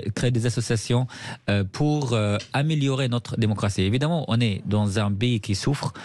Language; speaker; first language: French; non-native, fluent; Arabic